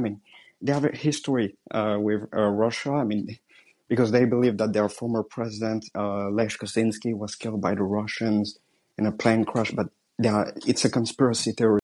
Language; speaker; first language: English; non-native, fluent; French